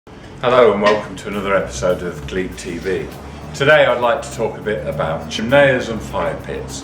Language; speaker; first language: English; native; English